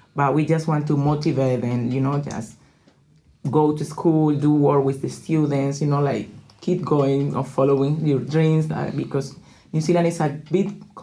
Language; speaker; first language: English; non-native, learner; Spanish